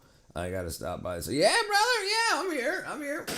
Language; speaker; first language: English; native; English